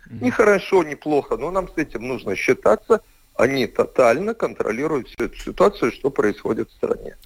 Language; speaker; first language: Russian; native; Russian